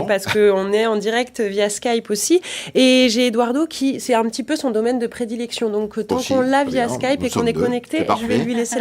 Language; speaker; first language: French; native; French